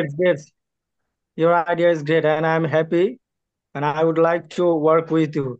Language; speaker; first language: English; non-native, learner; Bangla